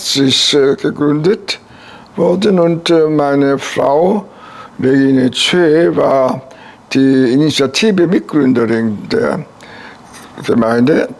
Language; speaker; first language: German; non-native, fluent; Korean